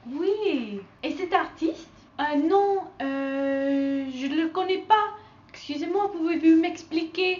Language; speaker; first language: French; non-native, learner; English